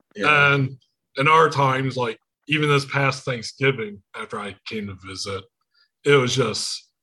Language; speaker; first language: English; native; English